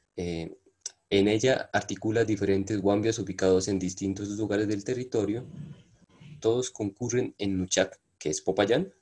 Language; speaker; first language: Spanish; non-native, local second language; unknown